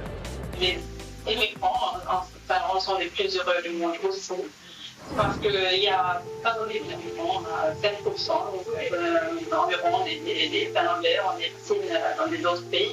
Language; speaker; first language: French; non-native, fluent; Swedish